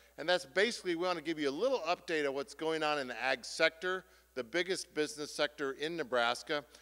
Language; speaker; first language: English; native; English